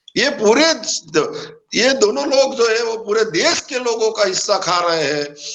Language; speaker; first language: Hindi; non-native, local second language; Gujarati